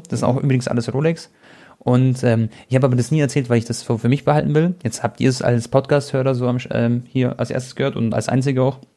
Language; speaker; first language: German; early bilingual, other home language; Croatian